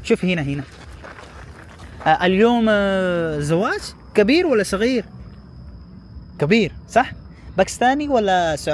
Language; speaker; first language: Arabic; non-native, learner; Urdu